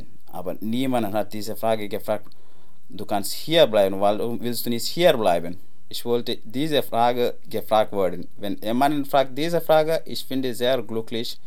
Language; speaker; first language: German; non-native, learner; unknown